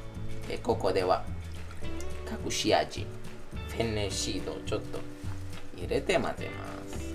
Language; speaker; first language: Japanese; non-native, fluent; Italian